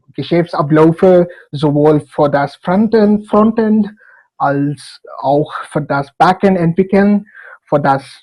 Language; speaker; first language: German; non-native, fluent; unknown